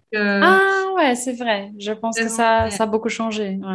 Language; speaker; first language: French; non-native, fluent; Portuguese